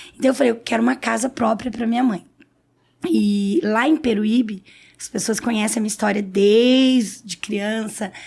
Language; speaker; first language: Portuguese; native; Portuguese